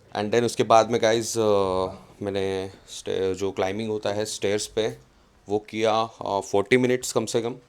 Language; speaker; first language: Hindi; non-native, local second language; Marathi